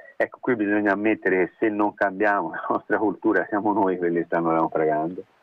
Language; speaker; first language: Italian; native; Italian